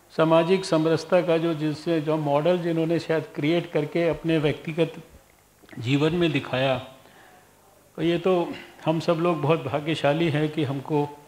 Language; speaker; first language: Hindi; native; Hindi